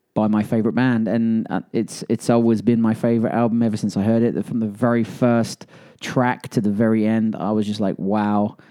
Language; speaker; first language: English; native; English